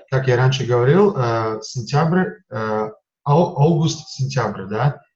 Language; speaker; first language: Russian; non-native, fluent; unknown